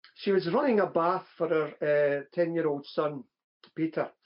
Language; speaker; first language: English; native; English